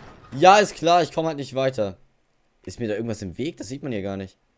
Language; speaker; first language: German; native; German